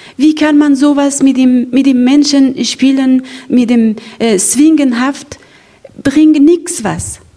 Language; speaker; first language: German; non-native, learner; Persian